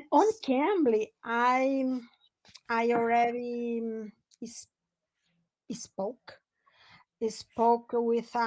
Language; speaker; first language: English; non-native, learner; Portuguese